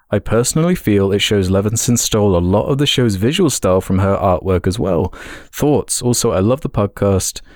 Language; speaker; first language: English; native; English